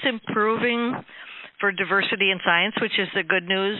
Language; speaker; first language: English; native; English